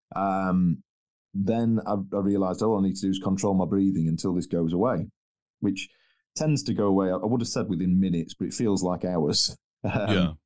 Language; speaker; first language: English; native; English